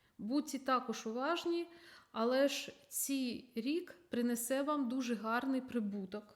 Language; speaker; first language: Ukrainian; non-native, local second language; Russian